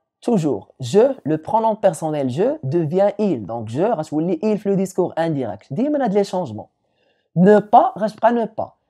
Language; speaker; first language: French; non-native, local second language; Arabic